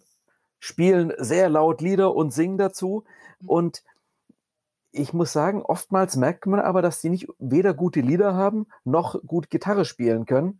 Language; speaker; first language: German; native; German